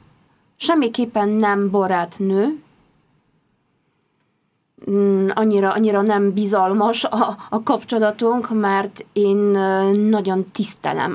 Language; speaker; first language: Hungarian; non-native, fluent; Polish